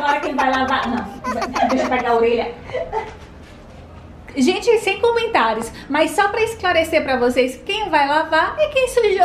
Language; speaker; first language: Portuguese; native; Portuguese